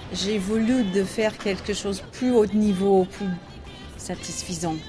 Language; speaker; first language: French; non-native, learner; English